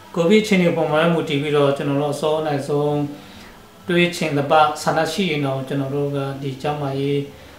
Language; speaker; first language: Burmese; non-native, local second language; Western Kayah